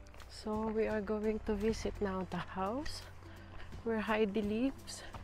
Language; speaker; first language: English; non-native, local second language; Filipino